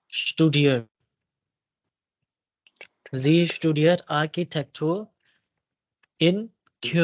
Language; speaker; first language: German; non-native, fluent; Urdu